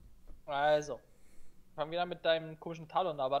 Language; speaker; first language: German; native; German